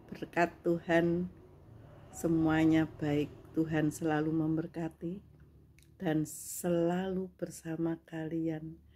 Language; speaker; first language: Indonesian; non-native, local second language; Javanese